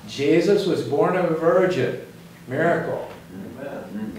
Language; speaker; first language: English; native; English